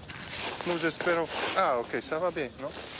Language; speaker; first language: French; non-native, learner; Slovak